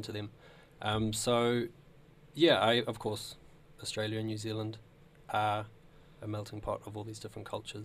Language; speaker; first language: English; native; English